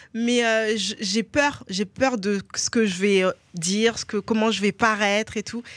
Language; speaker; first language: French; early bilingual, other home language; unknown